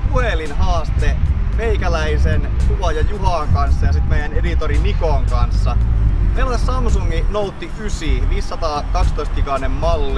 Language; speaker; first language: Finnish; native; Finnish